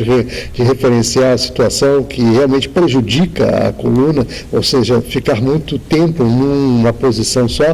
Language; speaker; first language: Portuguese; native; Portuguese